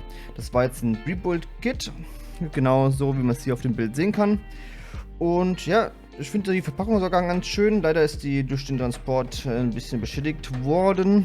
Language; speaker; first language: German; native; German